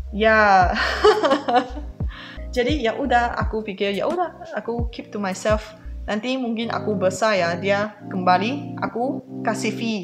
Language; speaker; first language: Indonesian; non-native, fluent; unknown